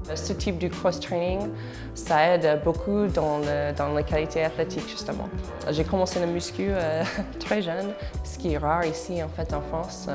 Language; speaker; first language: French; non-native, fluent; English